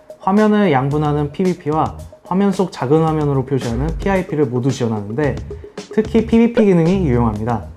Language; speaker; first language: Korean; native; Korean